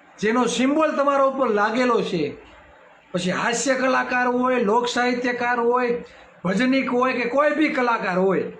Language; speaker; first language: Gujarati; native; Gujarati